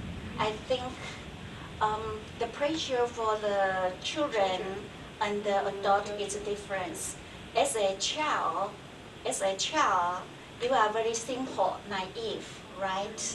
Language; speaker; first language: English; non-native, learner; Chinese